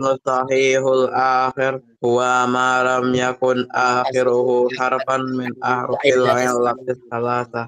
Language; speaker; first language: Arabic; non-native, learner; Indonesian